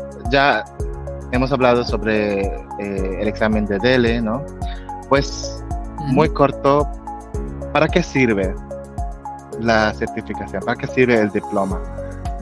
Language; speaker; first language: Spanish; non-native, fluent; Filipino